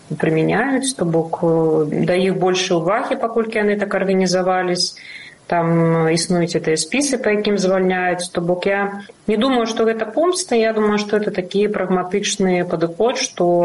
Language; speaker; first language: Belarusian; non-native, local second language; Russian